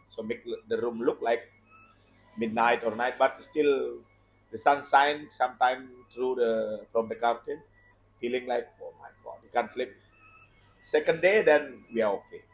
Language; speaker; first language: English; non-native, learner; Indonesian